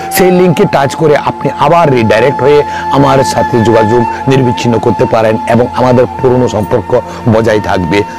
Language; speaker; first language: Bangla; non-native, local second language; Kok Borok